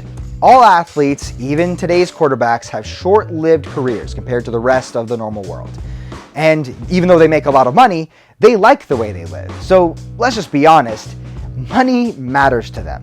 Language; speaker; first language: English; native; English